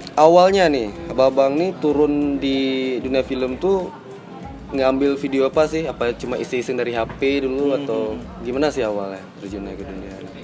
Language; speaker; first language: Indonesian; native; Indonesian